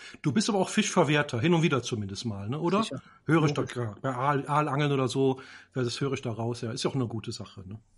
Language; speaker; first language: German; native; German